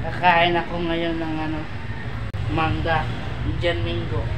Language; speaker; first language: Filipino; non-native, local second language; Waray